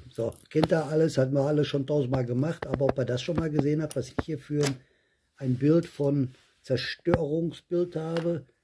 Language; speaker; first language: German; native; German